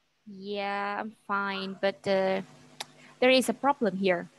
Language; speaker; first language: English; non-native, fluent; Vietnamese